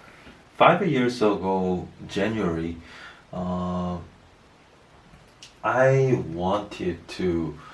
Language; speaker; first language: English; non-native, learner; Korean